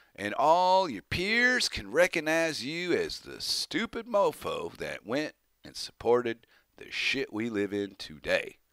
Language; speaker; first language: English; native; English